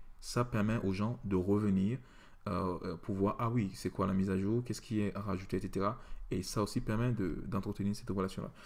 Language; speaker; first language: French; native; French